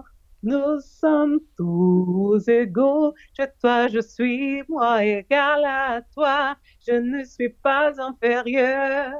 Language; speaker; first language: French; non-native, fluent; Portuguese